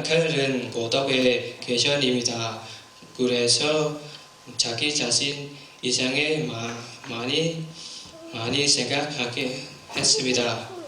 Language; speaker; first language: Korean; non-native, learner; Vietnamese